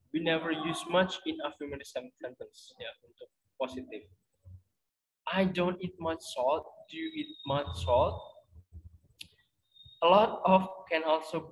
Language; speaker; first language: English; non-native, fluent; Indonesian